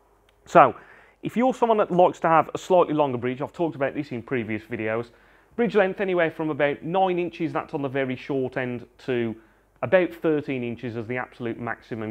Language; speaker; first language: English; native; English